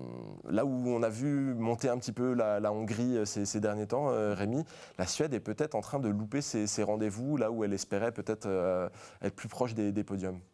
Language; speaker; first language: French; native; French